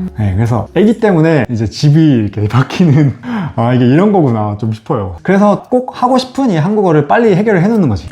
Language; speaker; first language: Korean; native; Korean